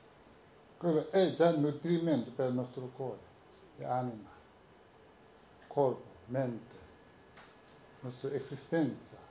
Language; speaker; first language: Italian; non-native, learner; Tibetan